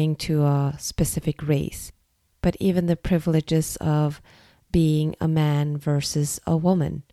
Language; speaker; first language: English; non-native, fluent; Norwegian